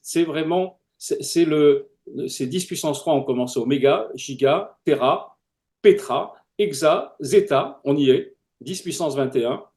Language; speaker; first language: French; native; French